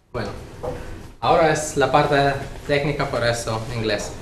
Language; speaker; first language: Spanish; non-native, learner; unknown